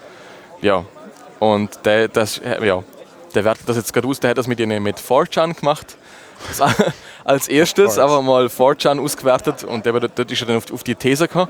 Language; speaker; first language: German; native; German